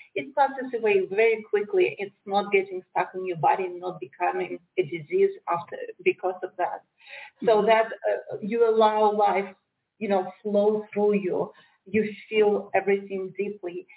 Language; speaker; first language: English; non-native, fluent; Romanian